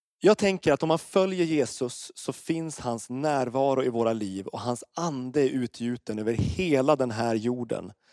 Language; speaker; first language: Swedish; native; Swedish